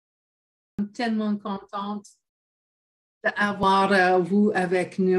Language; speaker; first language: French; non-native, fluent; English